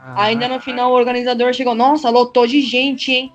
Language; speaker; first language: Portuguese; early bilingual, other home language; Japanese